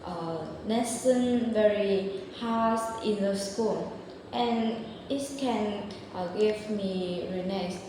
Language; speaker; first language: English; non-native, learner; Vietnamese